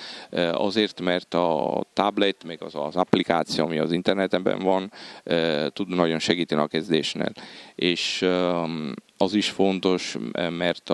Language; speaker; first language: Hungarian; non-native, fluent; Italian